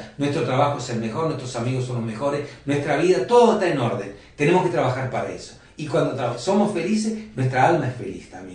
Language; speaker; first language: Spanish; native; Spanish